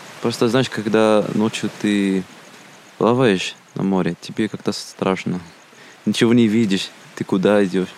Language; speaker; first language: Russian; non-native, fluent; Arabic